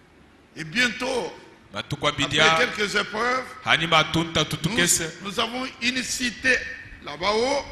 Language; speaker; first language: French; non-native, local second language; Luba-Lulua